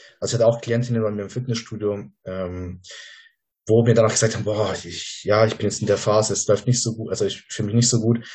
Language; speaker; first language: German; native; German